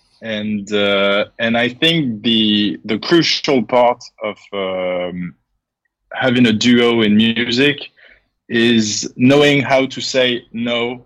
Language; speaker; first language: English; non-native, fluent; French